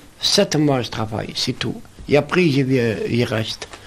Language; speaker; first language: French; non-native, learner; Arabic